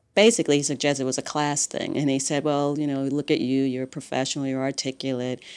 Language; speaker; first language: English; native; English